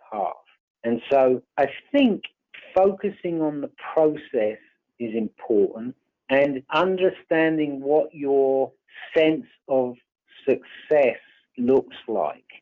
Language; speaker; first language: English; native; English